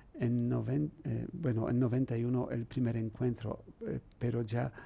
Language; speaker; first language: Spanish; non-native, fluent; Polish